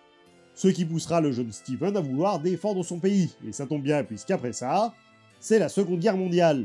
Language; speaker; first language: French; native; French